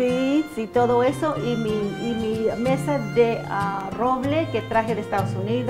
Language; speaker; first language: Spanish; non-native, fluent; English